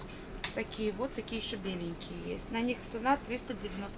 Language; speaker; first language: Russian; native; Russian